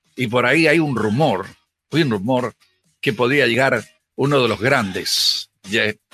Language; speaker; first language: Spanish; native; Spanish